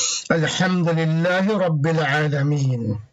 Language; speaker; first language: Arabic; non-native, fluent; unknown